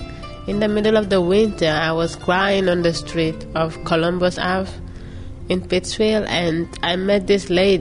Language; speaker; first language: English; non-native, local second language; Mandingo